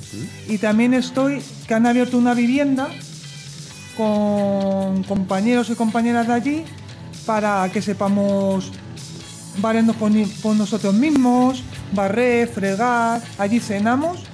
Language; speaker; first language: Spanish; native; Spanish